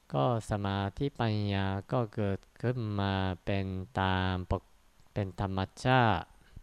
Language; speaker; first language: Thai; non-native, fluent; Japanese